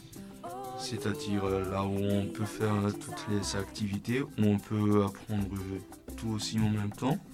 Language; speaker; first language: French; non-native, local second language; Malagasy